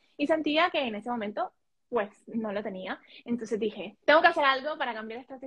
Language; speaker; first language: Spanish; native; Spanish